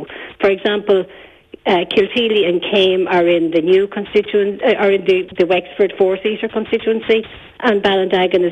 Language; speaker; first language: English; native; English